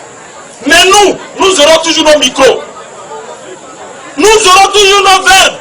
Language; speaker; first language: French; non-native, local second language; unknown